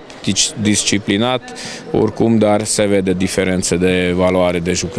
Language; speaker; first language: Romanian; non-native, local second language; Hungarian